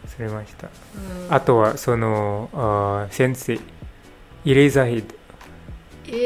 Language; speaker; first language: Japanese; non-native, learner; English